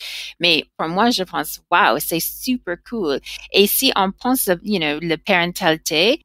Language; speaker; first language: French; non-native, learner; English